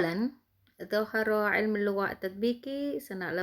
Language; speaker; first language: Arabic; non-native, fluent; Indonesian